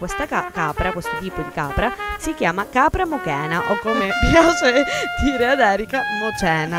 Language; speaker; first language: Italian; native; Italian